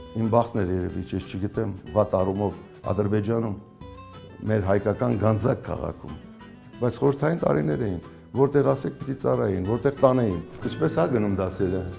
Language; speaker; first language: Armenian; early bilingual, heritage; Armenian